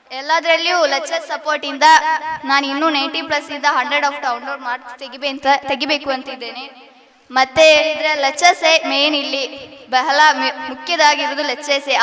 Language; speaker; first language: Kannada; non-native, local second language; Malayalam